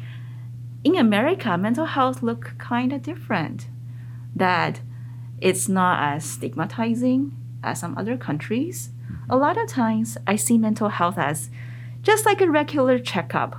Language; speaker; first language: English; non-native, fluent; Chinese